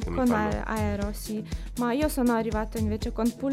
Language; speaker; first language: Italian; non-native, learner; Lithuanian